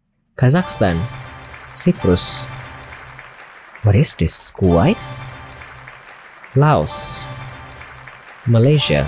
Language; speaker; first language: English; non-native, learner; Indonesian